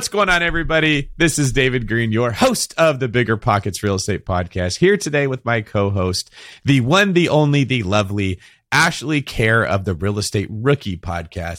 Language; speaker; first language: English; native; English